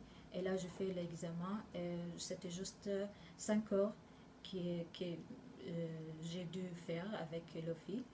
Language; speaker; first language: French; non-native, learner; Arabic